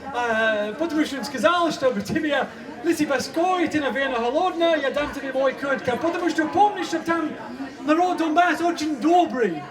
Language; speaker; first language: Russian; non-native, learner; English